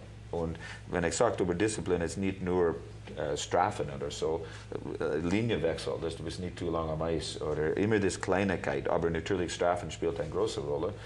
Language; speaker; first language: German; non-native, learner; English